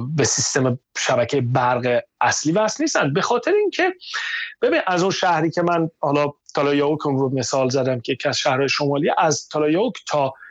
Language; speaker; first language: Persian; native; Persian